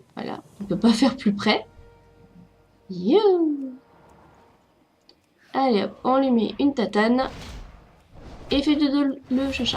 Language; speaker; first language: French; native; French